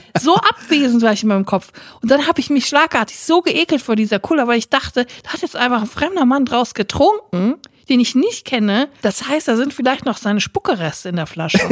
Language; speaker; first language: German; native; German